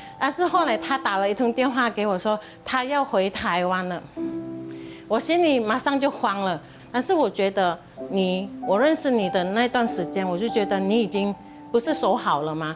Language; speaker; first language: Chinese; early bilingual, heritage; Hakka Chinese